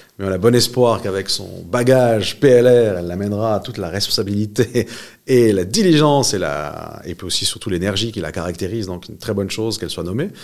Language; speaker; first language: French; native; French